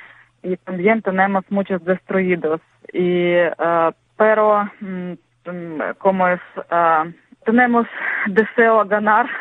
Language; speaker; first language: Spanish; non-native, learner; Ukrainian